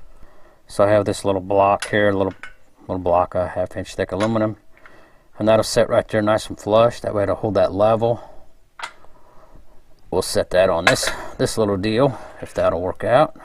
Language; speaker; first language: English; native; English